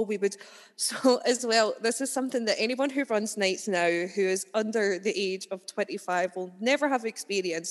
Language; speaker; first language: English; native; English